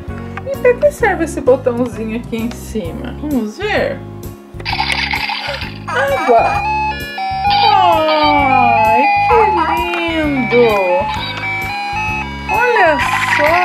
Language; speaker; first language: Portuguese; native; Portuguese